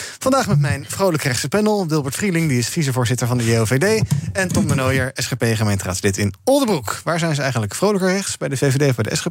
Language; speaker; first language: Dutch; native; Dutch